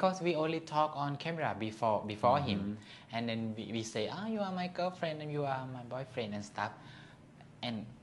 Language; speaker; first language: English; non-native, learner; Thai